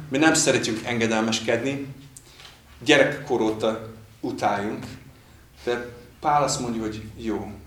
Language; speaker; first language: Hungarian; non-native, fluent; English